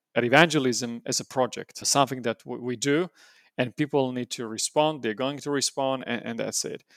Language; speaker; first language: English; non-native, fluent; Romanian